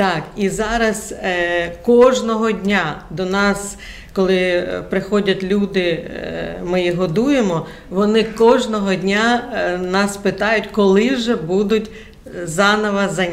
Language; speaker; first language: Ukrainian; non-native, local second language; Russian